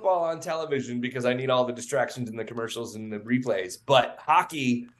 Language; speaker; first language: English; native; English